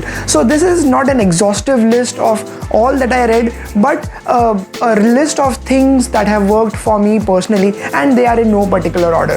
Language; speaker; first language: English; non-native, local second language; Hindi